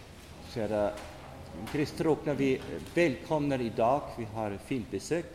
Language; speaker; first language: Swedish; non-native, fluent; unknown